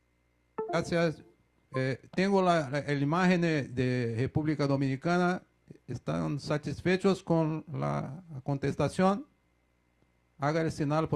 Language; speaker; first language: Spanish; non-native, fluent; Portuguese